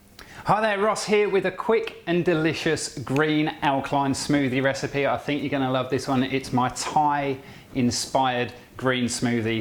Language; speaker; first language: English; native; English